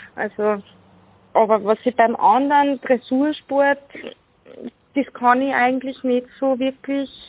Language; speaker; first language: German; native; German